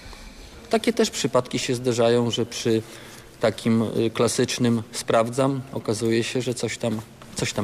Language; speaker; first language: Polish; native; Polish